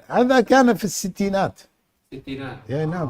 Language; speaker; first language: Arabic; non-native, fluent; English